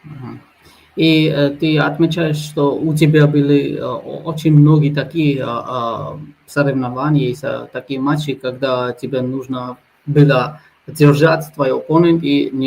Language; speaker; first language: Russian; non-native, learner; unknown